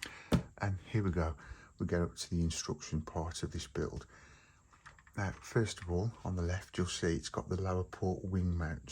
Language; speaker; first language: English; native; English